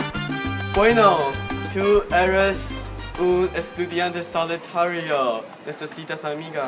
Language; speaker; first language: Spanish; non-native, learner; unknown